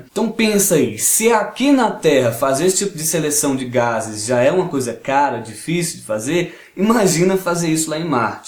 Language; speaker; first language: Portuguese; native; Portuguese